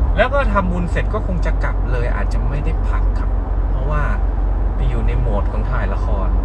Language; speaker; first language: Thai; native; Thai